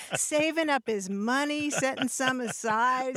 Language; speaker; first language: English; native; English